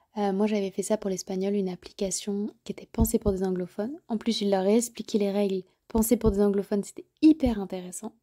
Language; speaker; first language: French; native; French